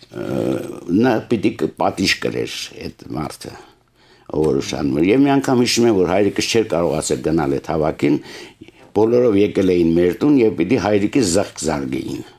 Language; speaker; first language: Armenian; native; Armenian